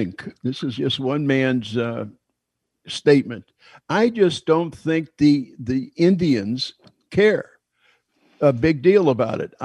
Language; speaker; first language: English; native; English